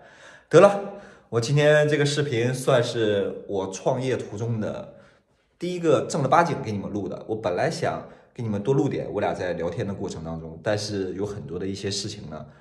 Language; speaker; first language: Chinese; native; Chinese